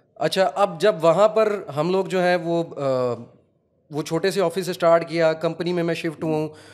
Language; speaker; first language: Urdu; non-native, local second language; Punjabi